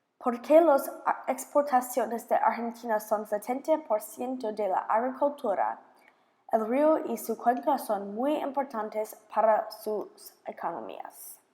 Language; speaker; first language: Spanish; non-native, learner; English